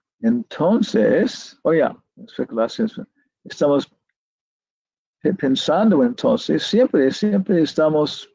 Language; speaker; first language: Spanish; non-native, learner; English